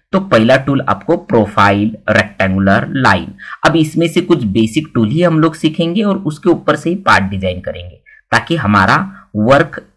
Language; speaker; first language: Hindi; non-native, local second language; Marathi